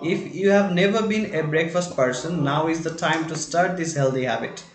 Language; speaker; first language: English; non-native, local second language; Bangla